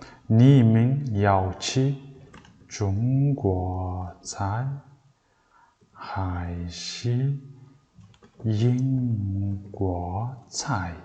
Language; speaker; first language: Chinese; non-native, learner; Mongolian